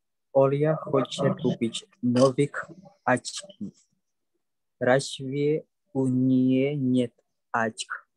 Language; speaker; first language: Russian; non-native, learner; Indonesian